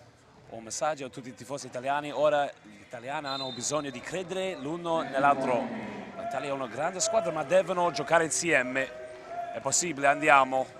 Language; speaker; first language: Italian; non-native, learner; English